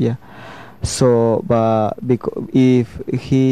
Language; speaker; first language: English; non-native, learner; Spanish